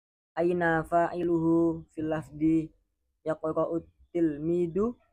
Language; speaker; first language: Arabic; non-native, learner; Indonesian